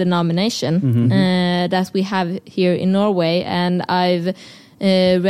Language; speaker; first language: English; non-native, fluent; Norwegian